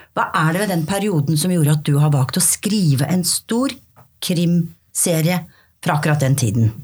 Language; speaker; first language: Norwegian; native; Norwegian